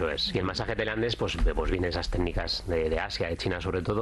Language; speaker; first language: Spanish; native; Spanish